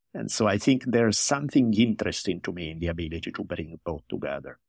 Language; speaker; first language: English; non-native, fluent; Italian